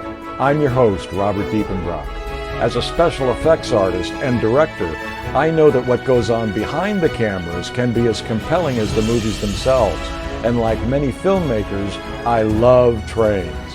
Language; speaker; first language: English; native; English